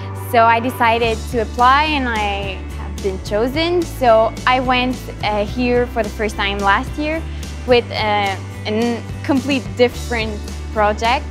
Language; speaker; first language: English; non-native, local second language; French